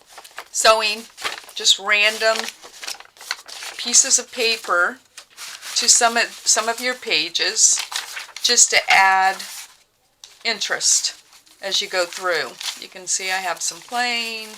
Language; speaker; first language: English; native; English